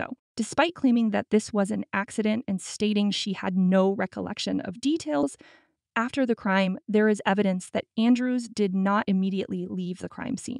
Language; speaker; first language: English; native; English